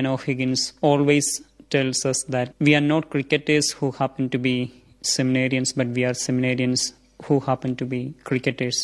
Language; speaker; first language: English; non-native, local second language; Malayalam